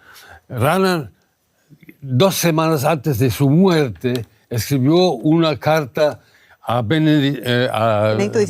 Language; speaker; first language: Spanish; non-native, fluent; German